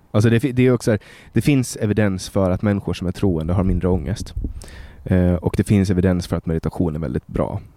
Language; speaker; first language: Swedish; native; Swedish